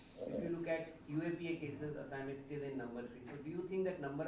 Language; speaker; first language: English; non-native, local second language; Assamese